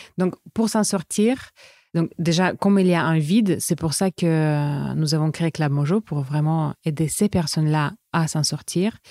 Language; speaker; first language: French; non-native, fluent; Russian